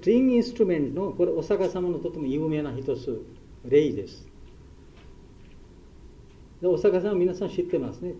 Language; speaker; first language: Japanese; non-native, learner; Bangla